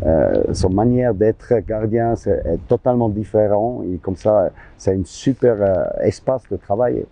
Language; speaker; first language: French; non-native, local second language; German